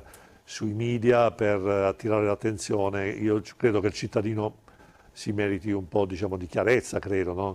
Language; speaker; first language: Italian; native; Italian